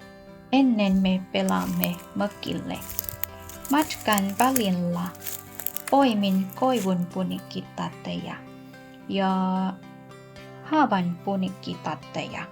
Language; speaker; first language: Finnish; non-native, learner; Thai